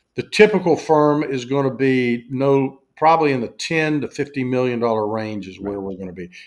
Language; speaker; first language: English; native; English